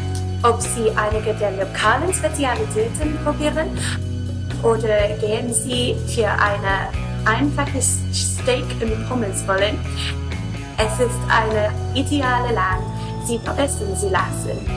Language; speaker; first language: German; non-native, learner; English